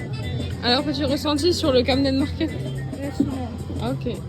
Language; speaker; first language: French; native; French